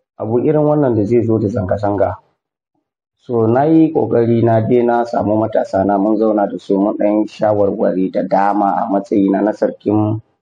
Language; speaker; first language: Hausa; non-native, local second language; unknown